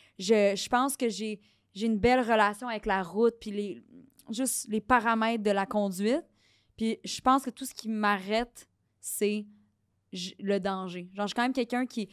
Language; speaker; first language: French; native; French